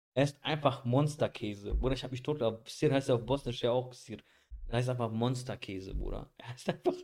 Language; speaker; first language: German; early bilingual, other home language; Bosnian